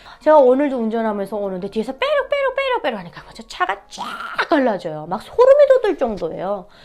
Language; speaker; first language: Korean; native; Korean